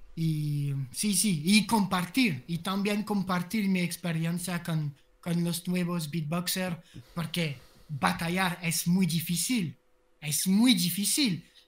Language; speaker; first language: Spanish; non-native, learner; French